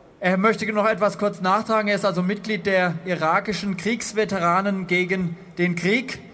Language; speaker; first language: German; native; German